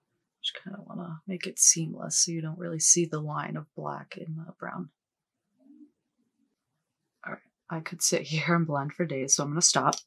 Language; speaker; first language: English; native; English